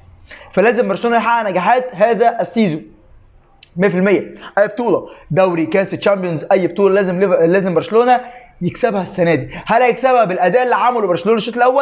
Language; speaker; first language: Arabic; native; Arabic